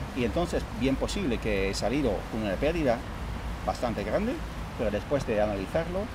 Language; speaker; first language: Spanish; non-native, fluent; Dutch